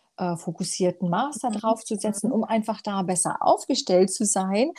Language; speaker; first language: German; early bilingual, other home language; Romanian